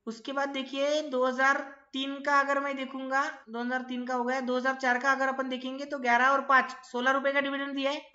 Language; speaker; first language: Hindi; non-native, local second language; Marathi